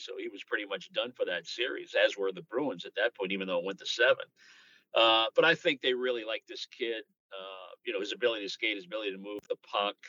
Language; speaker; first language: English; native; English